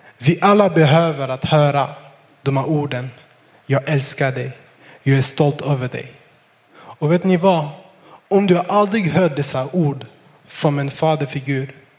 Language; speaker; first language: Swedish; non-native, fluent; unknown